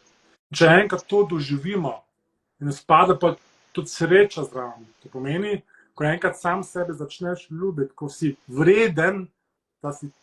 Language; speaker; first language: Slovenian; early bilingual, heritage; Slovenian